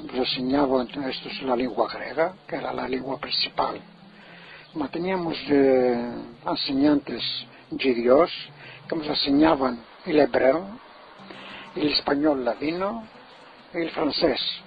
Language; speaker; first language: Spanish; early bilingual, heritage; Ladino